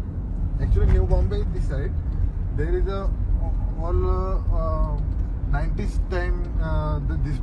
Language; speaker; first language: English; non-native, learner; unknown